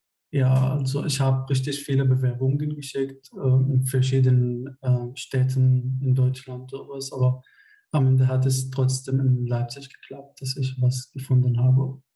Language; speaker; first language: German; non-native, fluent; Arabic